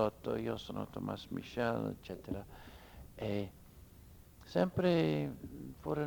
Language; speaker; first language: Italian; non-native, fluent; English